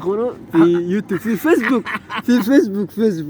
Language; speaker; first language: Arabic; non-native, learner; Somali